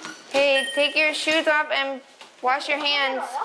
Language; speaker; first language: English; native; English